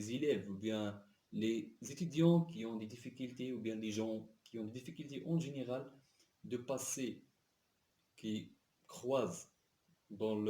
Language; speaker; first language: French; non-native, local second language; Arabic